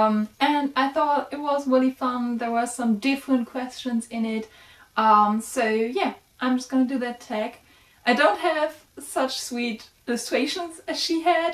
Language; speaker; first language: English; non-native, fluent; German